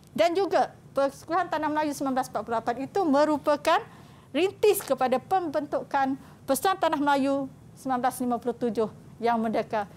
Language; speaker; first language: Malay; native; Malay